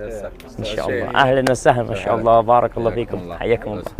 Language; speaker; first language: Indonesian; native; Indonesian